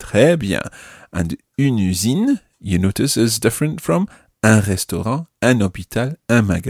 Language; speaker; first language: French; non-native, fluent; English